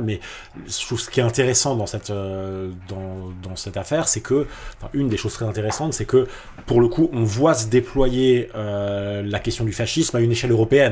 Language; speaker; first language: French; native; French